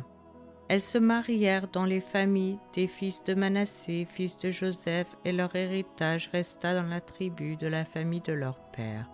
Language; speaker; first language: French; native; French